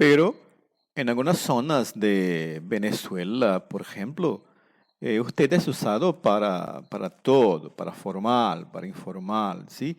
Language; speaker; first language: Spanish; non-native, fluent; Portuguese